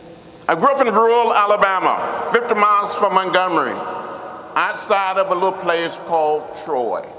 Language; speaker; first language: English; native; English